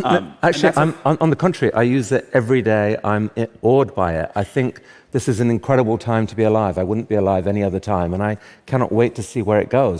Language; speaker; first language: English; native; English